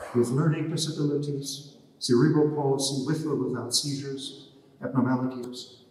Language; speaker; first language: English; non-native, fluent; German